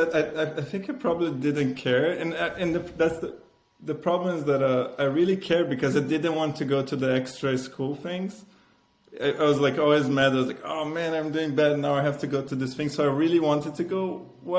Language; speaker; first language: English; non-native, fluent; Portuguese